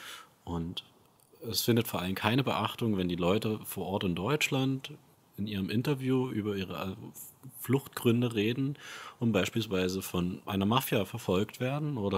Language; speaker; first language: German; native; German